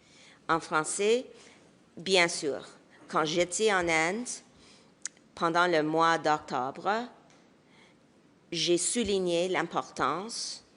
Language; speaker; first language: French; non-native, local second language; English